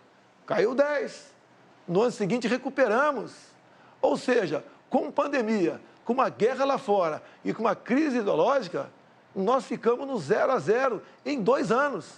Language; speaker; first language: Portuguese; native; Portuguese